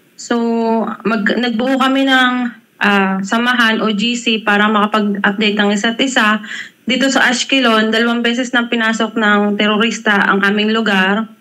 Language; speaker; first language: Filipino; native; Filipino